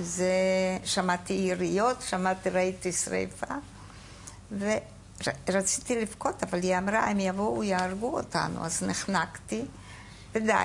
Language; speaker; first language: Hebrew; non-native, fluent; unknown